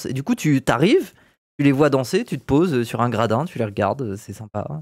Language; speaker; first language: French; native; French